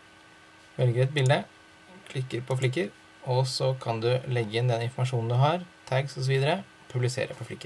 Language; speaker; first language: Norwegian; native; Norwegian